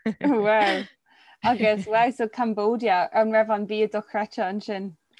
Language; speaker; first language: Irish; non-native, local second language; English